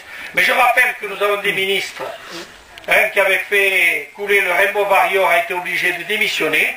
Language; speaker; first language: French; native; French